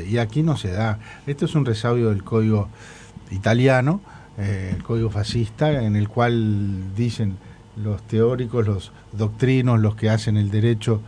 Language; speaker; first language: Spanish; native; Spanish